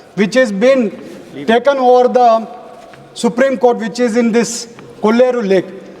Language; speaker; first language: English; non-native, local second language; Telugu